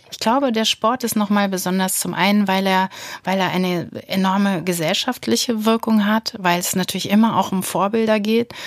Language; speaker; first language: German; native; German